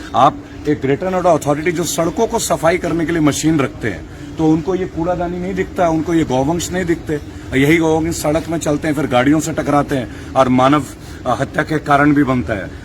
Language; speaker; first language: Hindi; non-native, local second language; Bangla